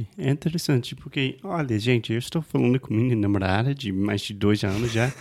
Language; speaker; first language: Portuguese; non-native, fluent; English